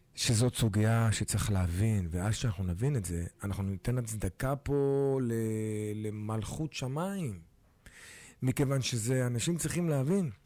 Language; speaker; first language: Hebrew; native; Hebrew